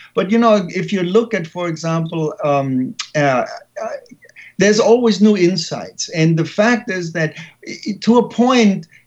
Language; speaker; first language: English; non-native, fluent; German